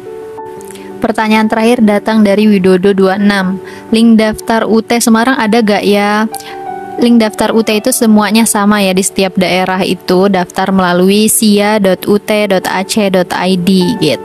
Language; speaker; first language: Indonesian; native; Indonesian